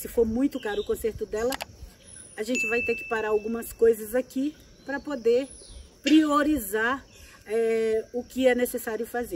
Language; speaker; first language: Portuguese; native; Portuguese